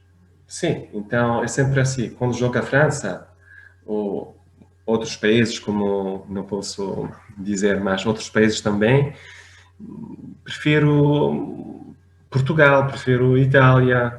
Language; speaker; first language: Portuguese; non-native, fluent; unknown